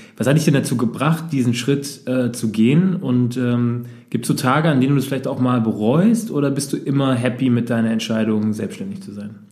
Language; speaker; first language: German; native; German